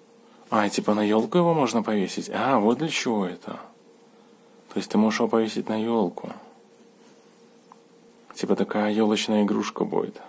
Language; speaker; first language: Russian; native; Russian